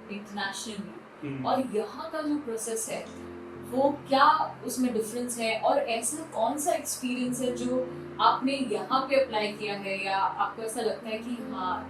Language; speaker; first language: Hindi; native; Hindi